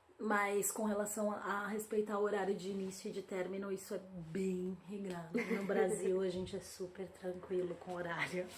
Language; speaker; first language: Portuguese; native; Portuguese